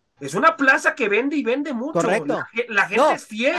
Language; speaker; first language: Spanish; native; Spanish